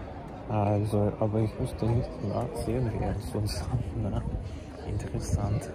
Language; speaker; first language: German; non-native, learner; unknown